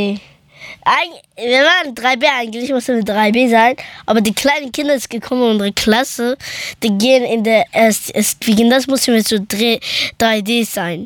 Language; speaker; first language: German; early bilingual, other home language; Persian